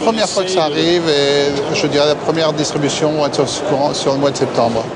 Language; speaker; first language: French; non-native, learner; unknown